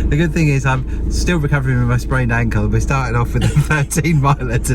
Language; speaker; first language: English; native; English